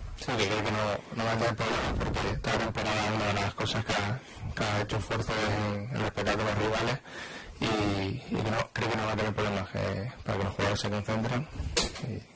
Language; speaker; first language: Spanish; native; Spanish